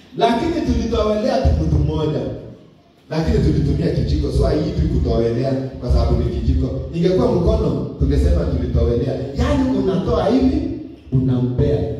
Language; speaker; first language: Swahili; non-native, local second language; Kalenjin